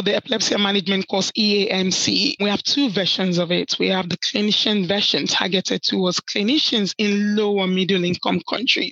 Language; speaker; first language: English; non-native, local second language; Yoruba